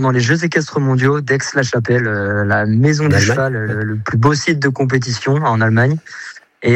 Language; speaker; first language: French; native; French